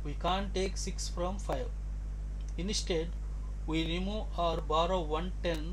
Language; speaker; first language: English; non-native, local second language; Telugu